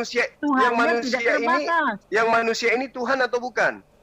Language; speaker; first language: Indonesian; native; Indonesian